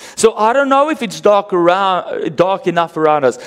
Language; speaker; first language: English; non-native, local second language; Afrikaans